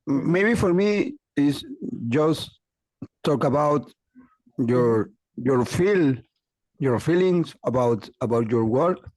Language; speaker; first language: English; non-native, learner; Spanish